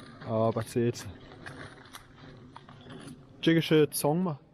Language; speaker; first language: Chinese; non-native, learner; English